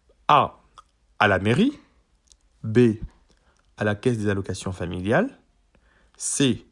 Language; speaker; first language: French; native; French